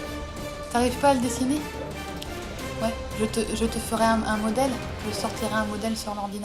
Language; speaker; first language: French; native; French